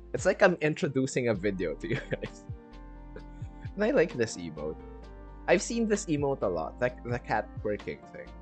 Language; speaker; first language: English; non-native, local second language; Filipino